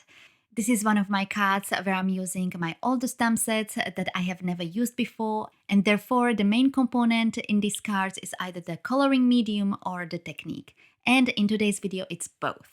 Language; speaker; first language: English; non-native, fluent; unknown